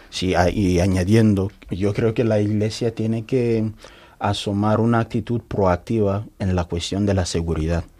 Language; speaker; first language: Spanish; non-native, fluent; Igbo